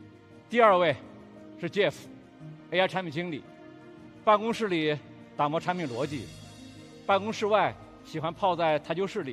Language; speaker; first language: Chinese; native; Chinese